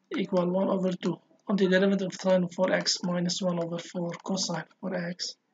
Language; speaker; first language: English; non-native, local second language; Arabic